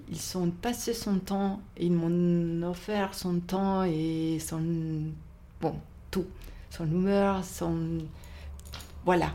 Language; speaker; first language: French; non-native, fluent; Spanish